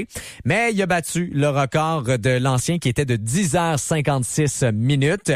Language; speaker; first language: French; native; French